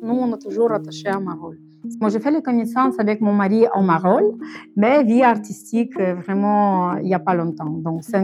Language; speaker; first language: French; non-native, learner; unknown